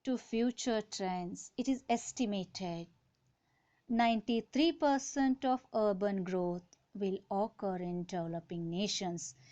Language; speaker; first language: English; non-native, local second language; Kannada